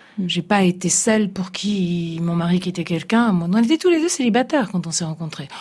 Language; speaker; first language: French; early bilingual, other home language; Italian